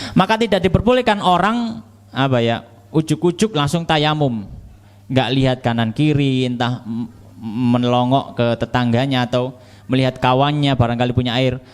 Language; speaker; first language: Indonesian; native; Indonesian